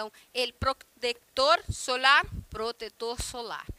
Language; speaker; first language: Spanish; non-native, fluent; Portuguese